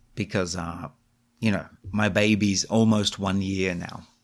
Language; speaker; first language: English; native; English